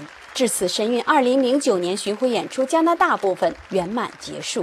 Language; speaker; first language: Chinese; native; Chinese